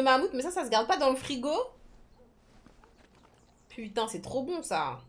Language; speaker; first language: French; native; French